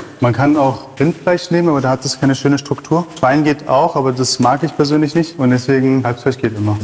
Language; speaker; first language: German; early bilingual, other home language; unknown